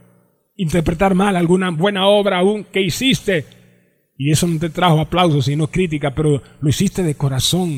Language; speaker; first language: Spanish; native; Spanish